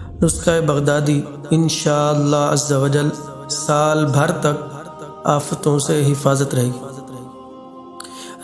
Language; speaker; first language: Urdu; native; Urdu